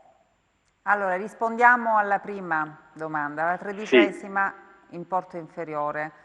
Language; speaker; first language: Italian; native; Italian